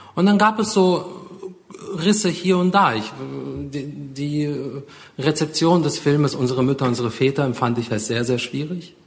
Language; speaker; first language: German; early bilingual, other home language; Russian